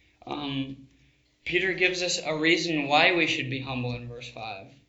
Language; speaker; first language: English; native; English